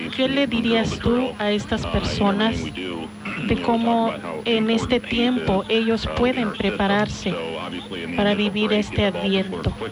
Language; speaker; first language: Spanish; native; Spanish